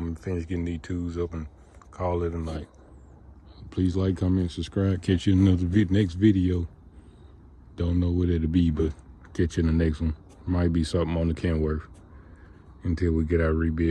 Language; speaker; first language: English; native; English